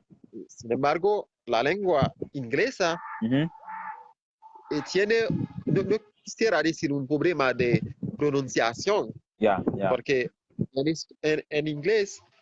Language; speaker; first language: Spanish; non-native, fluent; Haitian Creole